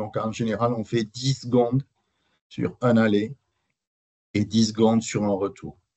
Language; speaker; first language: French; native; French